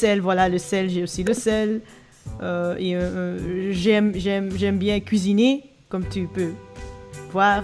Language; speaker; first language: French; non-native, learner; Dutch